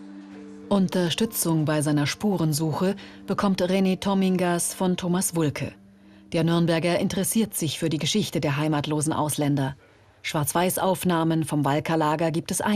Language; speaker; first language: German; native; German